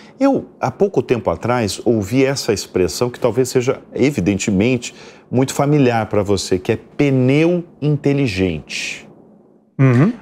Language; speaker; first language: Portuguese; native; Portuguese